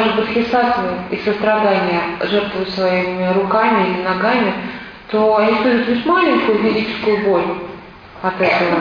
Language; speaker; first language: Russian; native; Russian